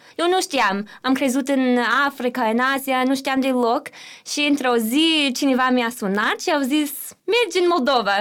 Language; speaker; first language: Romanian; non-native, learner; English